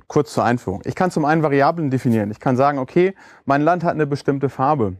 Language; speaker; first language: German; native; German